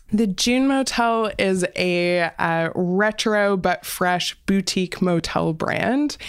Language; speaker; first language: English; native; English